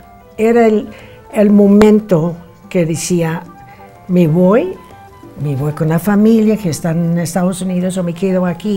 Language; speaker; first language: Spanish; non-native, fluent; English